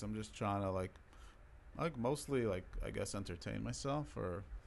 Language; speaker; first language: English; early bilingual, other home language; Hebrew